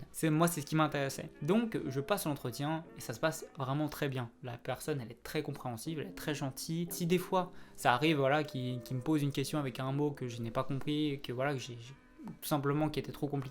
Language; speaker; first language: French; native; French